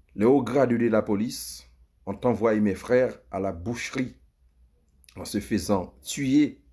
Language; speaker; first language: French; native; French